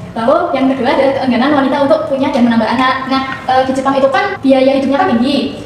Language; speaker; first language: Indonesian; native; Indonesian